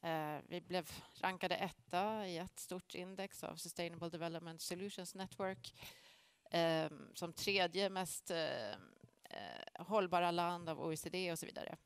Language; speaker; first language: Swedish; native; Swedish